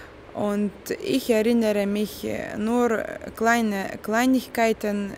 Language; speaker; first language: German; non-native, fluent; Lithuanian